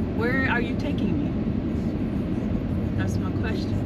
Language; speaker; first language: English; native; English